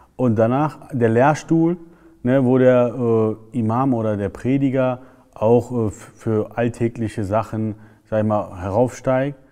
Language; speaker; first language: German; early bilingual, other home language; Turkish